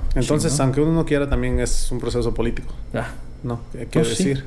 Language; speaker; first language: Spanish; early bilingual, heritage; Spanish